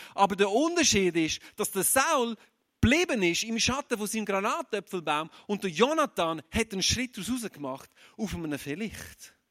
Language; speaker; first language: German; native; German